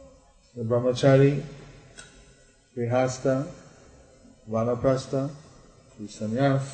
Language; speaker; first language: Spanish; non-native, learner; English